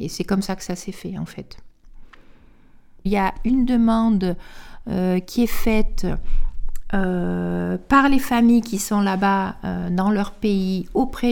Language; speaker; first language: French; native; French